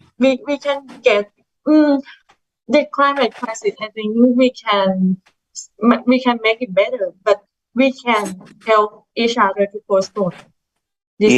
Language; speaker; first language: English; non-native, learner; Thai